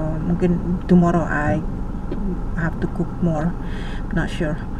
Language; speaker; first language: English; non-native, fluent; Indonesian